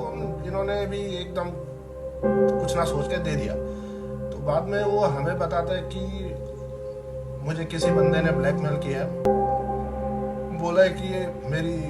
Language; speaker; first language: Hindi; native; Hindi